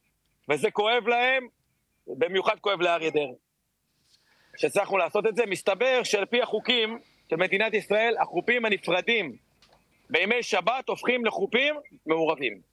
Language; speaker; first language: Hebrew; native; Hebrew